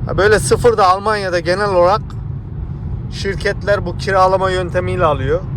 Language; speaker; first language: Turkish; early bilingual, heritage; Turkish